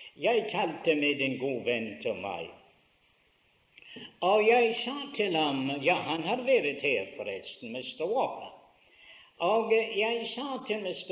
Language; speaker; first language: Norwegian; early bilingual, heritage; Norwegian